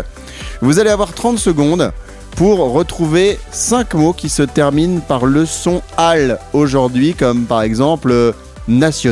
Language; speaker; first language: French; native; French